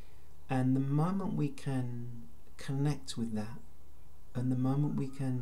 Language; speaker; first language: English; native; English